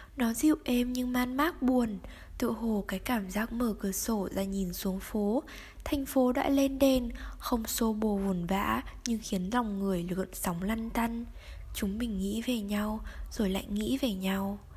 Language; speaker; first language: Vietnamese; native; Vietnamese